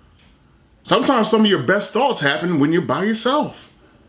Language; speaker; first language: English; native; English